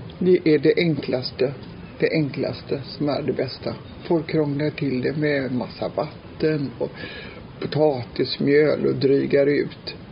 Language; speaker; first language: Swedish; native; Swedish